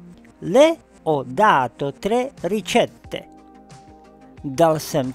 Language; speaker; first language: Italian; non-native, fluent; Czech